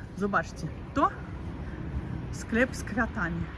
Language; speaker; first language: Polish; non-native, learner; Russian